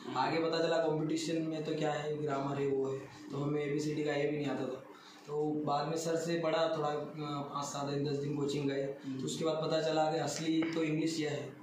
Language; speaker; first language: Hindi; native; Hindi